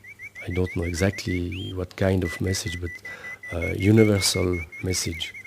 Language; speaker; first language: English; non-native, learner; French